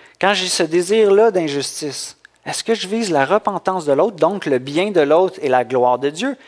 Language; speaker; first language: French; native; French